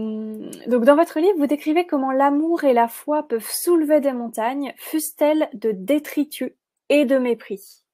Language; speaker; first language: French; native; French